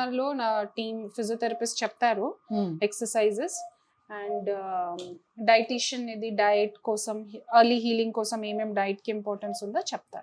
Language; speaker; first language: Telugu; non-native, fluent; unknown